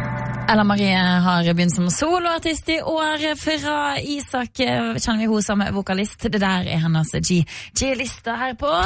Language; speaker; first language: Norwegian; native; Norwegian